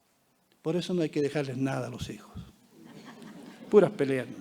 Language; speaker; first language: Spanish; native; Spanish